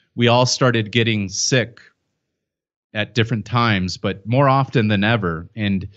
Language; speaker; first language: English; native; English